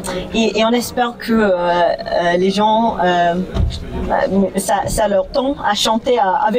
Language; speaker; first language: French; non-native, fluent; English